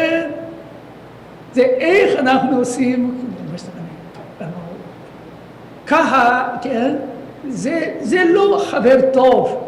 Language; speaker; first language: Hebrew; non-native, learner; Japanese